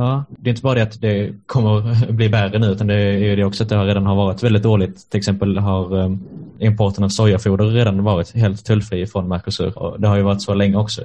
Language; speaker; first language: Swedish; native; Swedish